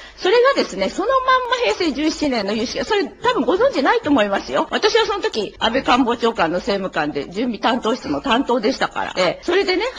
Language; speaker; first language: Japanese; native; Japanese